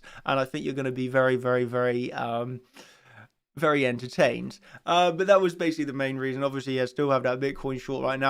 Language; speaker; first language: English; native; English